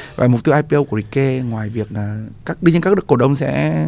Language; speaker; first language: Vietnamese; native; Vietnamese